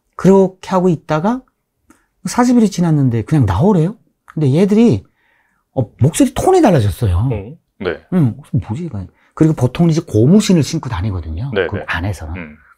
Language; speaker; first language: Korean; native; Korean